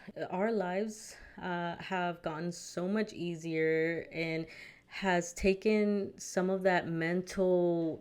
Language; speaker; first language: English; early bilingual, other home language; Spanish